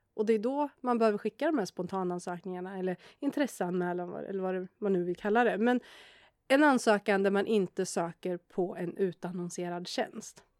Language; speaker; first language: Swedish; native; Swedish